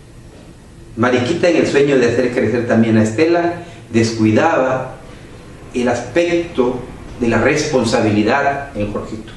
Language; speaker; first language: Spanish; native; Spanish